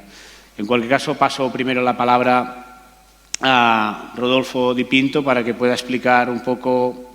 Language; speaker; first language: Spanish; native; Spanish